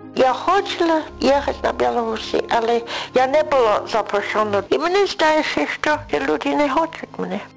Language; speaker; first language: Belarusian; early bilingual, heritage; Belarusian